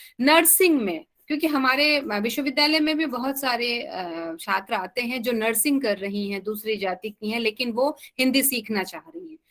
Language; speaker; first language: Hindi; native; Hindi